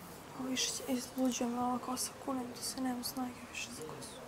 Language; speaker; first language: Serbian; native; Serbian